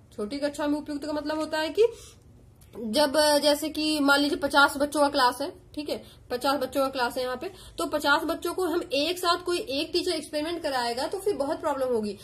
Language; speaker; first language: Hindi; native; Hindi